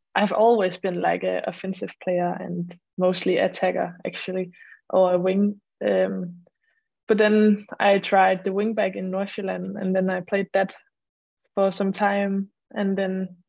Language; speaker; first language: English; non-native, fluent; Danish